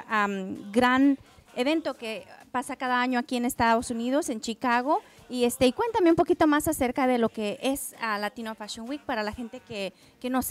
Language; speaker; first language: Spanish; native; Spanish